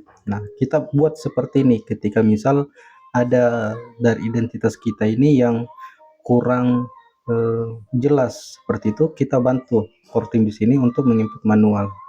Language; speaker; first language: Indonesian; native; Indonesian